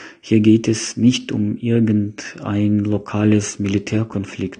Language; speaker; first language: German; non-native, fluent; Ukrainian